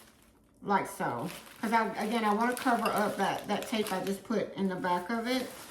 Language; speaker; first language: English; native; English